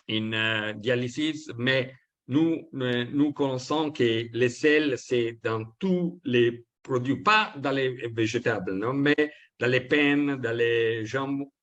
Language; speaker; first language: French; non-native, learner; Italian